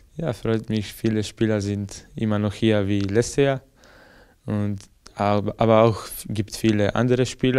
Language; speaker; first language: German; non-native, learner; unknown